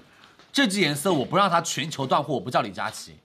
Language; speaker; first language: Chinese; native; Chinese